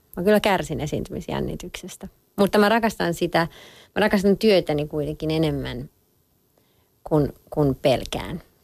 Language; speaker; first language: Finnish; early bilingual, other home language; French